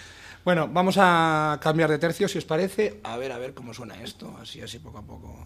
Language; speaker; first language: Spanish; native; Spanish